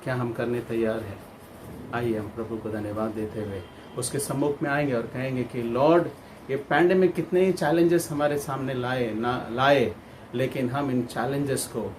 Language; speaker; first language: Hindi; non-native, local second language; Kannada